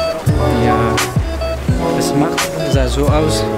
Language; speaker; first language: German; non-native, learner; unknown